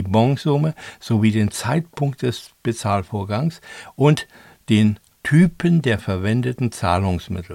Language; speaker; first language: German; native; German